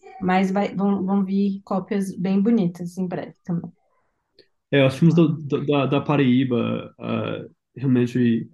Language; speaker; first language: Portuguese; non-native, learner; English